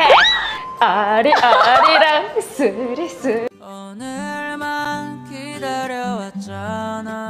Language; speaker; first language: Hindi; non-native, learner; Korean